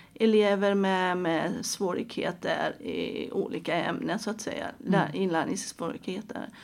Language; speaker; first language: Swedish; non-native, fluent; Persian